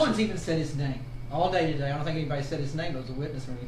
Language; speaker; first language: English; native; English